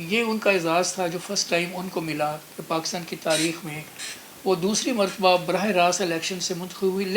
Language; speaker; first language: Urdu; non-native, local second language; Punjabi